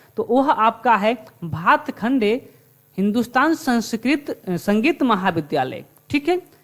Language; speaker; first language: Hindi; native; Hindi